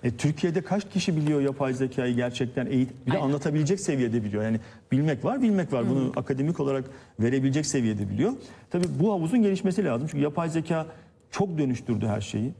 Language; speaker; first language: Turkish; native; Turkish